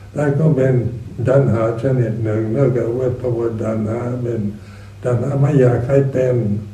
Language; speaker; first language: Thai; non-native, fluent; English